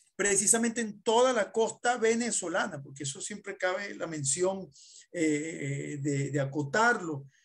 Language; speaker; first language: Spanish; native; Spanish